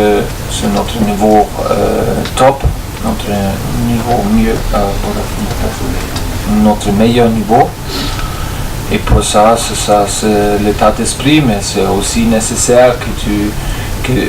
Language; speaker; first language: French; non-native, fluent; German